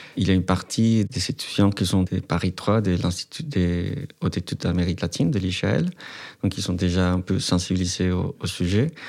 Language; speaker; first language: French; non-native, fluent; Spanish